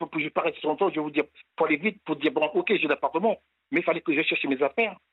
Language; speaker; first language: French; native; French